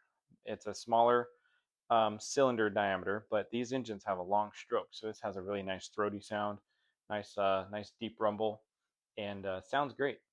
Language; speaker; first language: English; native; English